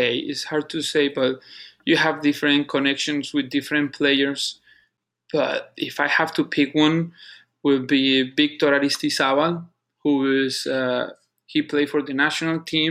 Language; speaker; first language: English; non-native, fluent; Spanish